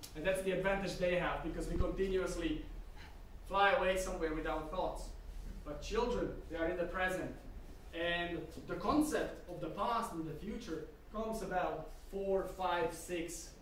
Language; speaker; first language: English; non-native, fluent; Slovak